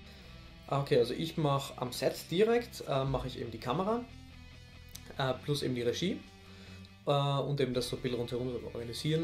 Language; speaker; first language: German; native; German